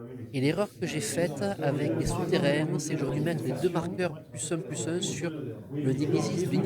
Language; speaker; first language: French; native; French